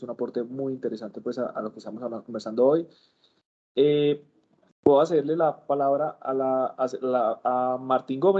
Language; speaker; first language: Spanish; native; Spanish